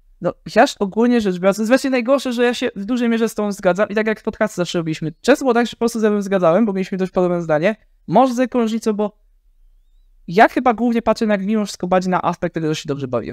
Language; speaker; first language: Polish; native; Polish